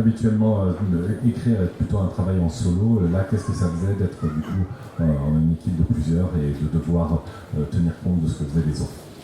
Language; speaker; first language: French; native; French